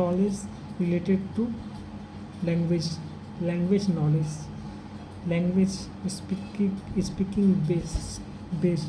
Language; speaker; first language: English; non-native, learner; Hindi